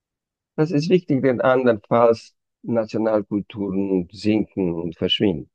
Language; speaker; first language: German; non-native, fluent; Romanian